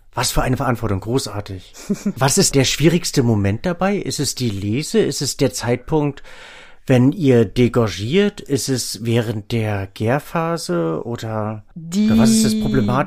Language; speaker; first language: German; native; German